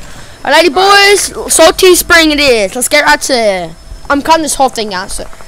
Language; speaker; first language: English; native; English